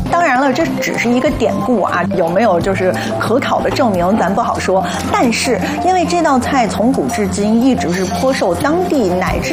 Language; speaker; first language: Chinese; native; Chinese